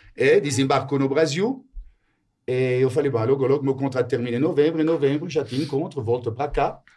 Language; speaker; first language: Portuguese; non-native, fluent; French